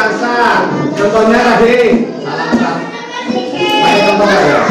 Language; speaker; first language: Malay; non-native, local second language; Javanese